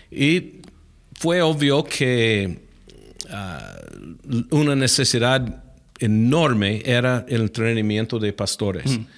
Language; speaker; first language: Spanish; non-native, fluent; English